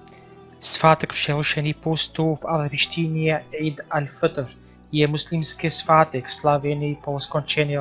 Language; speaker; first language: Czech; non-native, learner; Arabic